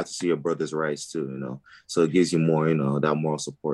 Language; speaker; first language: English; non-native, local second language; Igbo